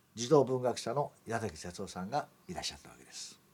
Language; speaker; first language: Japanese; native; Japanese